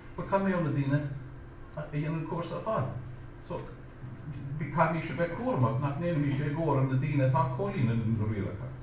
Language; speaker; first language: Irish; native; Irish